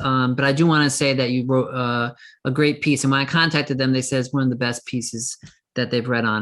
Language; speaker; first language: English; native; English